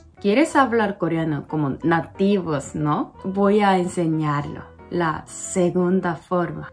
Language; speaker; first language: Spanish; non-native, learner; Korean